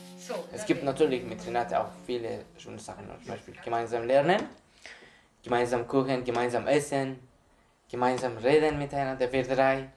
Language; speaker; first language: German; non-native, learner; Persian